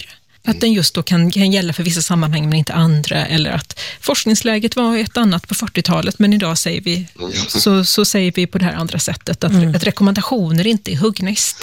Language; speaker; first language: Swedish; native; Swedish